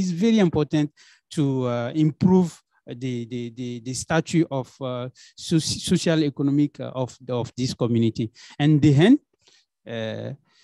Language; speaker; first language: English; non-native, learner; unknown